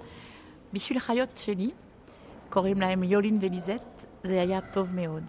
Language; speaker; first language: Hebrew; early bilingual, heritage; French